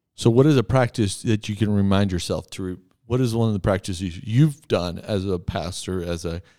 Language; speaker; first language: English; native; English